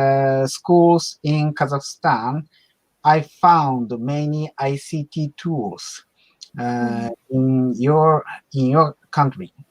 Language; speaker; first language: English; non-native, learner; Japanese